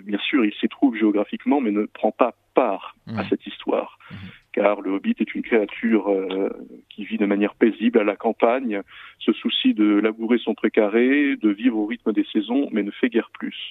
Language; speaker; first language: French; native; French